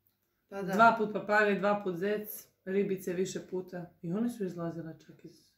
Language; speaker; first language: Croatian; native; Croatian